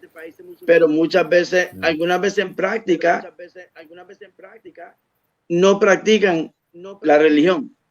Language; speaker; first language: Spanish; early bilingual, heritage; Spanish